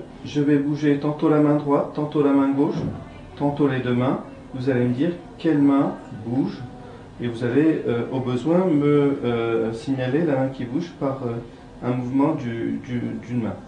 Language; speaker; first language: French; native; French